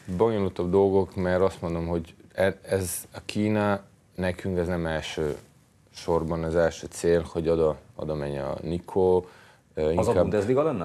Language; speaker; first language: Hungarian; non-native, fluent; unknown